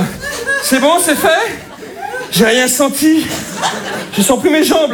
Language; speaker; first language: French; native; French